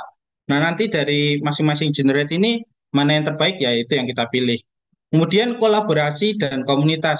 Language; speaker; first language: Indonesian; native; Indonesian